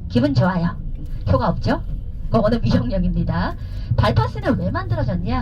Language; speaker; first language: Korean; native; Korean